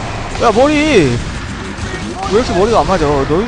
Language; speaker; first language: Korean; native; Korean